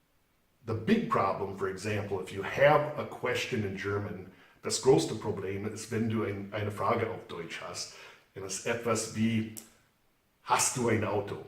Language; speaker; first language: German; non-native, fluent; English